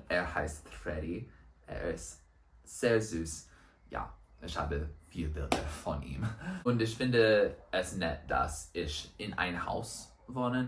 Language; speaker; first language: German; non-native, learner; English